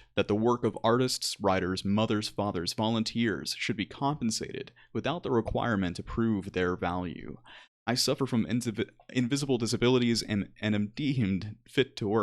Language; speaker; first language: English; native; English